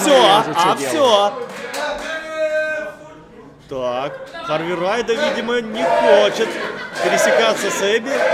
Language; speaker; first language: Russian; native; Russian